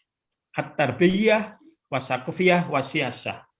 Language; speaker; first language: Arabic; non-native, fluent; Indonesian